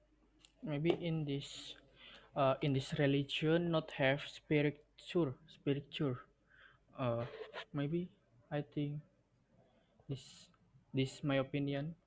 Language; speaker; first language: English; non-native, learner; Indonesian